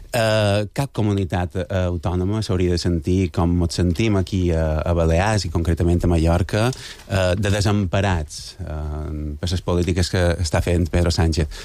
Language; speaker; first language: Catalan; native; Catalan